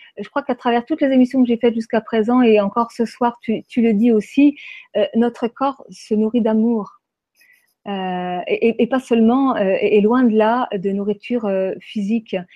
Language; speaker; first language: French; native; French